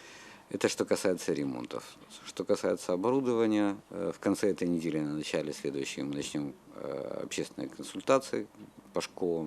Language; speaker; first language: Russian; native; Russian